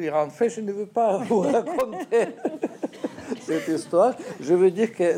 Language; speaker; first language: French; non-native, fluent; Russian